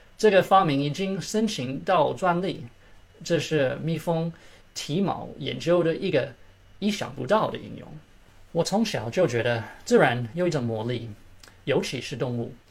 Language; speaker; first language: Chinese; early bilingual, heritage; Chinese